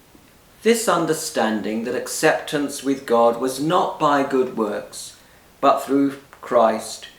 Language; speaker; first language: English; native; English